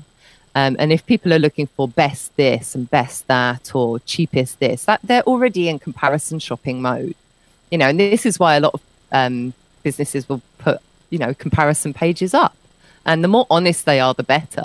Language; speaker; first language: English; native; English